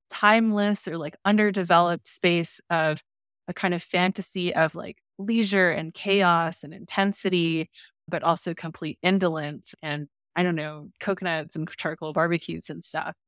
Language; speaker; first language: English; non-native, local second language; Filipino